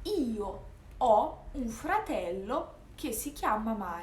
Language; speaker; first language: Italian; non-native, fluent; Portuguese